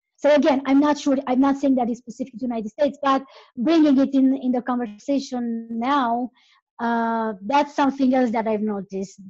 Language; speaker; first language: English; non-native, fluent; Romanian